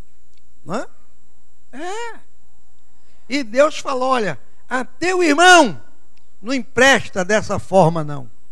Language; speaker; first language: Portuguese; native; Portuguese